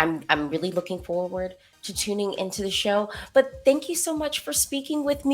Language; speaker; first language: English; native; English